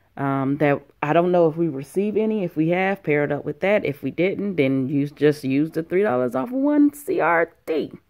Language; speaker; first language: English; native; English